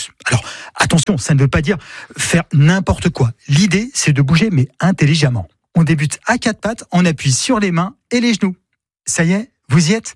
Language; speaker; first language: French; native; French